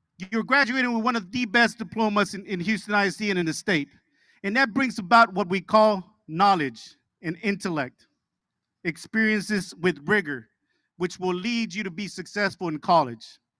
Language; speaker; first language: English; early bilingual, other home language; Spanish